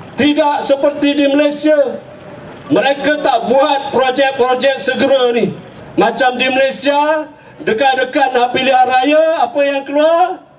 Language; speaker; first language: Malay; native; Malay